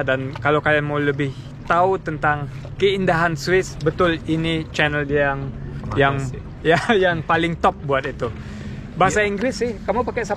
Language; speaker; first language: Indonesian; early bilingual, heritage; Indonesian